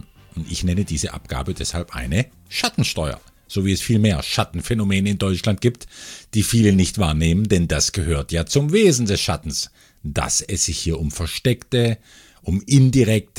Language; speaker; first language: German; native; German